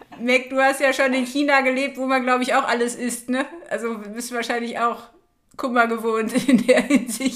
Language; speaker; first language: German; native; German